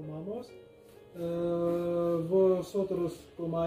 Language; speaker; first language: Spanish; non-native, learner; Arabic